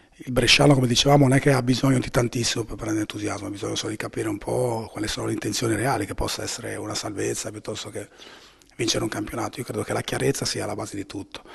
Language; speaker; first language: Italian; native; Italian